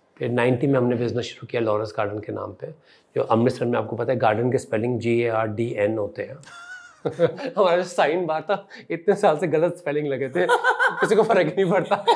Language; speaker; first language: Hindi; non-native, local second language; Punjabi